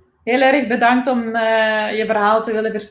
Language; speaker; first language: Dutch; native; Dutch